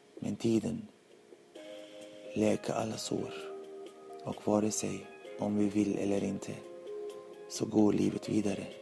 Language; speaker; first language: Swedish; non-native, learner; Arabic